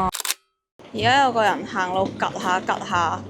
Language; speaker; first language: Cantonese; native; Cantonese